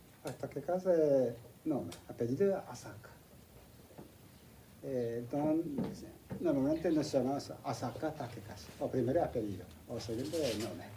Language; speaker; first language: Galician; non-native, fluent; Japanese